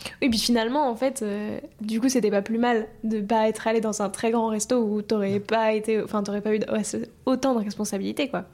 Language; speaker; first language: French; native; French